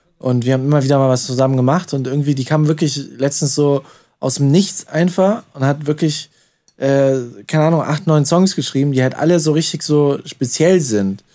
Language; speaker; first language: German; native; German